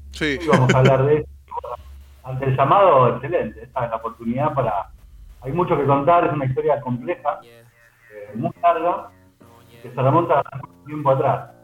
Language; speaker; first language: Spanish; native; Spanish